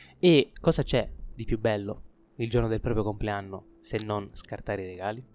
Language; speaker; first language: Italian; native; Italian